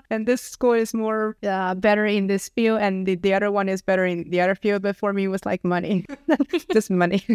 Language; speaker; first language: English; non-native, fluent; Chinese